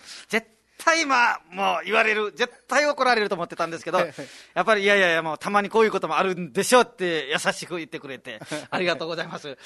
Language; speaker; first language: Japanese; non-native, fluent; Nepali